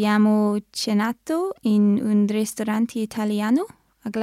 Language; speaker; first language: Italian; non-native, learner; English